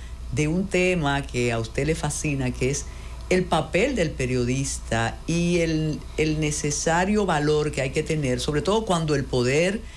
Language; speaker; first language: Spanish; native; Spanish